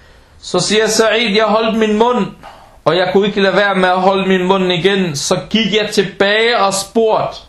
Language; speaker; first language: Danish; early bilingual, other home language; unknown